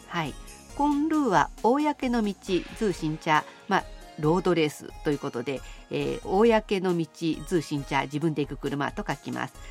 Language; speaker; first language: Japanese; native; Japanese